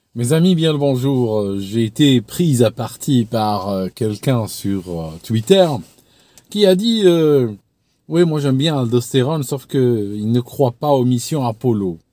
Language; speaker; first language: French; non-native, local second language; Arabic